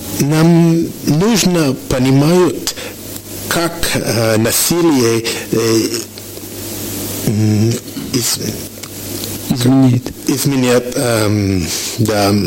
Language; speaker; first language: Russian; non-native, learner; French